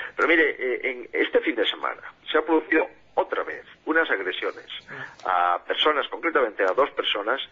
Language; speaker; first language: Spanish; native; Spanish